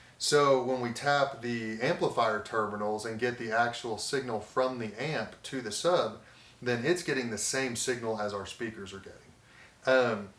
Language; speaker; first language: English; native; English